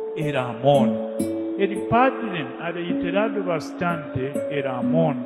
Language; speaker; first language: Spanish; non-native, fluent; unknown